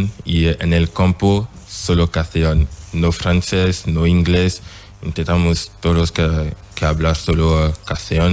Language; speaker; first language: Spanish; non-native, learner; French